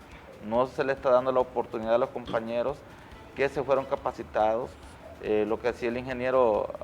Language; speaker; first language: Spanish; native; Spanish